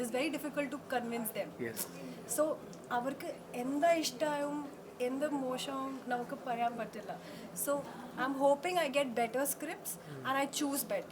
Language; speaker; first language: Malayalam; early bilingual, heritage; Malayalam